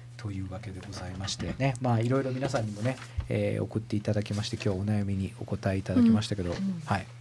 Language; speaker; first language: Japanese; early bilingual, heritage; Portuguese